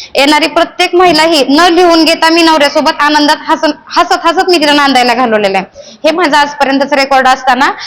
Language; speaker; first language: Marathi; native; Marathi